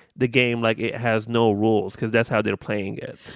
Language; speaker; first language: English; non-native, fluent; Arabic